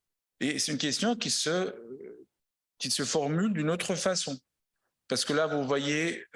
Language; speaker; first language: French; non-native, fluent; Italian